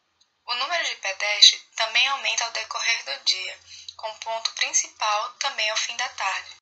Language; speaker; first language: Portuguese; native; Portuguese